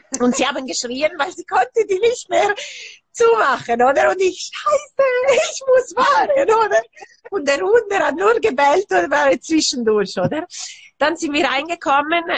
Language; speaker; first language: German; non-native, local second language; Italian